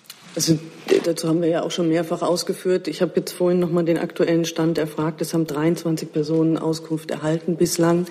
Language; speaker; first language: German; native; German